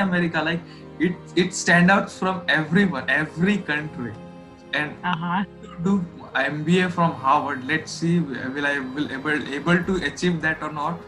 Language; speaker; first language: English; non-native, local second language; Hindi